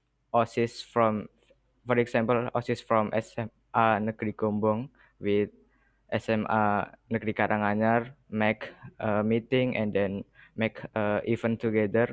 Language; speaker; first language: English; non-native, learner; Indonesian